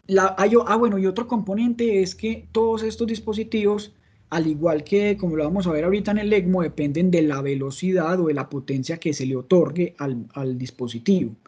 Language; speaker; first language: Spanish; native; Spanish